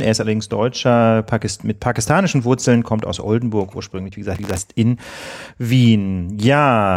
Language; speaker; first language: German; native; German